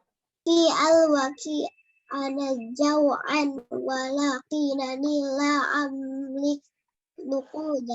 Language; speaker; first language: Arabic; non-native, learner; Indonesian